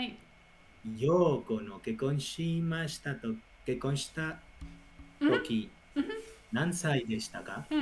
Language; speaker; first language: Japanese; non-native, learner; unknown